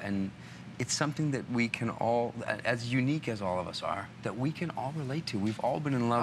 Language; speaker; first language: English; native; English